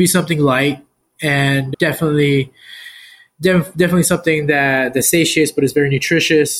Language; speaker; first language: English; native; English